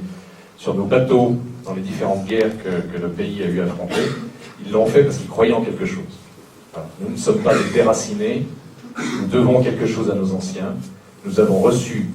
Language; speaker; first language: French; native; French